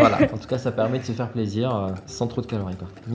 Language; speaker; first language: French; native; French